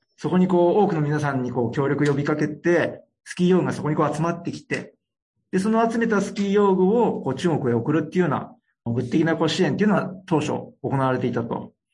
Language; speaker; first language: Japanese; native; Japanese